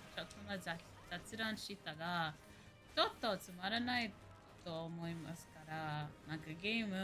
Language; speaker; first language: Japanese; non-native, learner; English